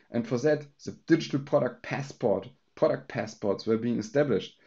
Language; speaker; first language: English; non-native, fluent; German